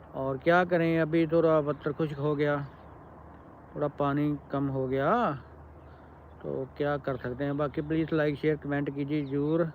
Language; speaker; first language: Hindi; non-native, local second language; Punjabi